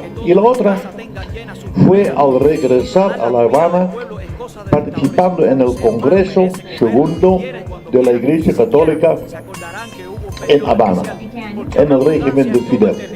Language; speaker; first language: Spanish; non-native, fluent; Dutch